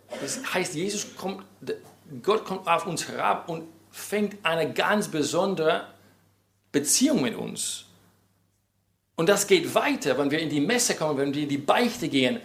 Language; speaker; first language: German; non-native, fluent; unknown